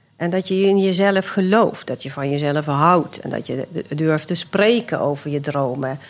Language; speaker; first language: Dutch; early bilingual, other home language; Swedish